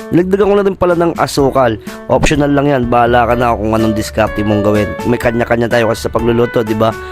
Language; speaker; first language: Filipino; non-native, local second language; Pampanga